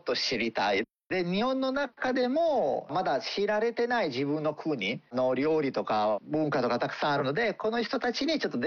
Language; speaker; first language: Japanese; non-native, fluent; Italian